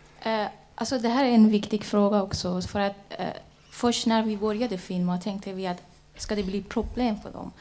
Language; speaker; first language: Swedish; non-native, fluent; Persian